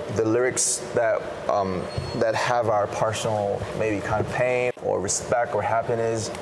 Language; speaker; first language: English; non-native, fluent; Korean